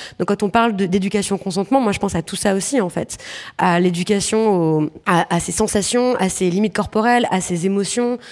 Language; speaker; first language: French; native; French